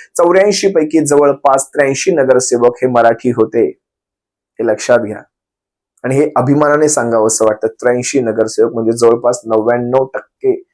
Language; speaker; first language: Marathi; native; Marathi